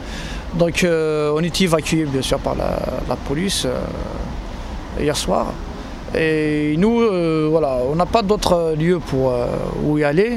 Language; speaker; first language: French; non-native, local second language; Arabic